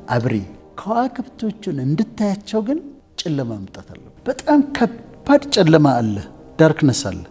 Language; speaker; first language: Amharic; native; Amharic